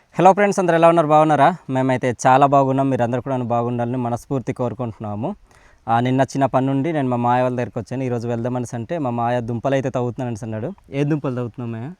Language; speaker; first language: Telugu; non-native, local second language; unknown